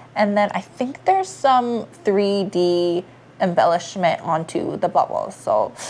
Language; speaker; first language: English; early bilingual, other home language; Korean